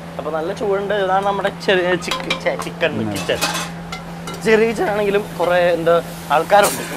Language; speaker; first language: Malayalam; native; Malayalam